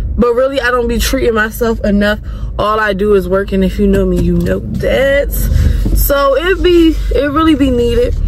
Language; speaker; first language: English; native; English